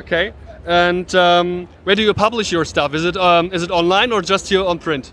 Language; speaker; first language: English; non-native, learner; German